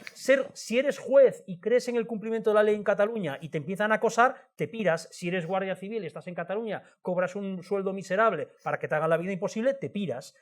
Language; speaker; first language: Spanish; native; Spanish